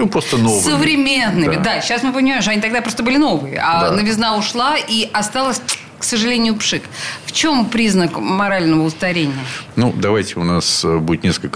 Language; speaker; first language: Russian; native; Russian